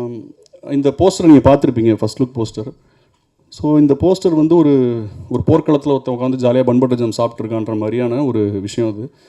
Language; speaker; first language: Tamil; native; Tamil